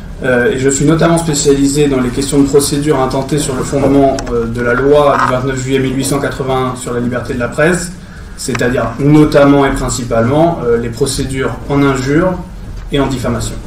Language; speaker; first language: French; native; French